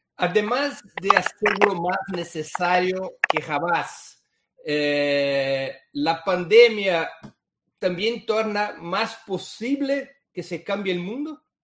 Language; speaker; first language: Spanish; non-native, fluent; Portuguese